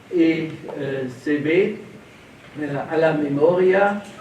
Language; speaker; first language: Spanish; non-native, learner; German